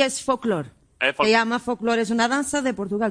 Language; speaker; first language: Spanish; non-native, learner; Portuguese